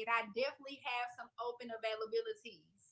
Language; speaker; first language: English; native; English